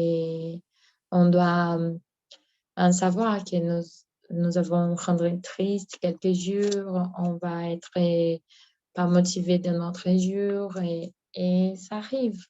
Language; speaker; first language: French; non-native, learner; Portuguese